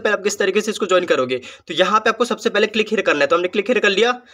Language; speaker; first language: Hindi; native; Hindi